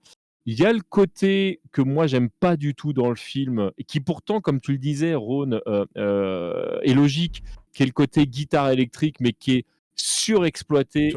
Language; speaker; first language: French; native; French